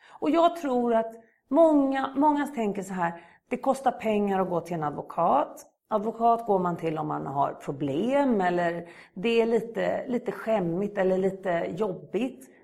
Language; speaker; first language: Swedish; native; Swedish